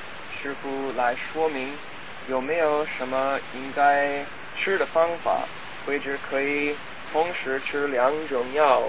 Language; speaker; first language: Chinese; non-native, fluent; English